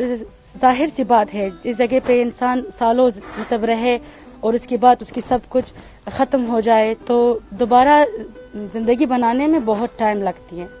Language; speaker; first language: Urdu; non-native, fluent; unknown